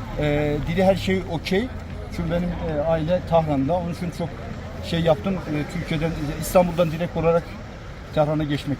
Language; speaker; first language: Turkish; non-native, learner; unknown